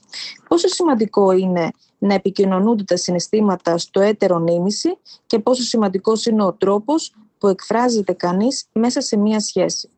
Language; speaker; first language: Greek; native; Greek